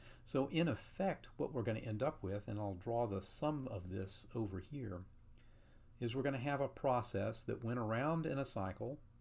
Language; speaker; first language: English; native; English